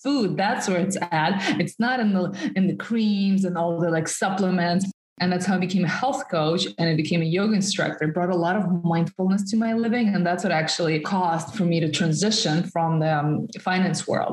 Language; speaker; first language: English; non-native, fluent; Russian